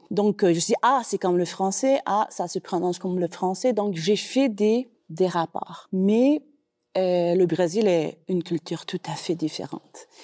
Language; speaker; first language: French; non-native, fluent; Spanish